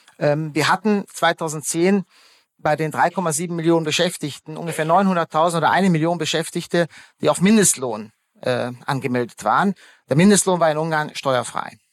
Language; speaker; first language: German; early bilingual, other home language; Hungarian